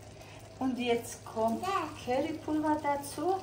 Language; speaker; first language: German; non-native, learner; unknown